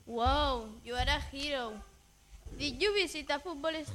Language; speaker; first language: English; non-native, learner; Catalan